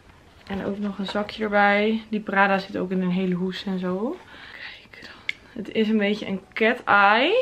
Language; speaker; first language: Dutch; native; Dutch